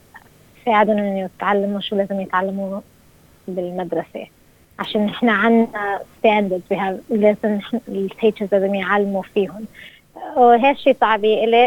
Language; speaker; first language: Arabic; early bilingual, heritage; Arabic